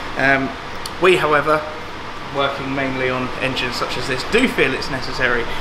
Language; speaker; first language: English; native; English